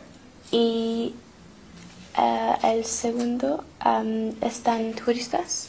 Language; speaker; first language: Spanish; non-native, learner; English